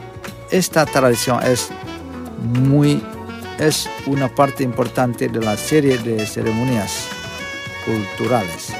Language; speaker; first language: Spanish; non-native, fluent; Indonesian